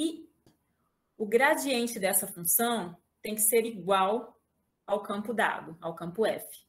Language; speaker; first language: Portuguese; native; Portuguese